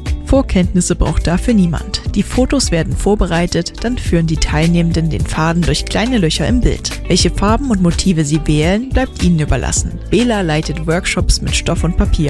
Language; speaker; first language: German; native; German